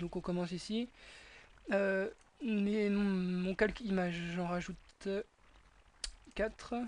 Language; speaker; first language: French; native; French